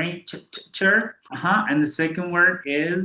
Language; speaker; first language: English; non-native, fluent; Spanish